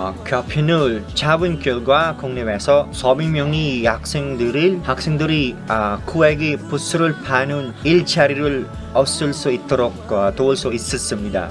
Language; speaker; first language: Korean; non-native, fluent; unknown